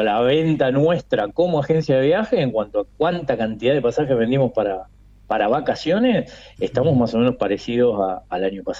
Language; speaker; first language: Spanish; native; Spanish